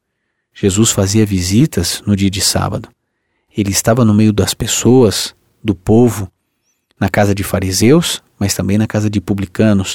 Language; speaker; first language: Portuguese; native; Portuguese